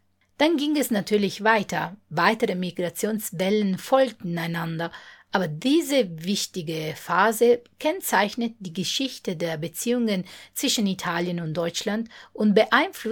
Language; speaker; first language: German; non-native, fluent; Italian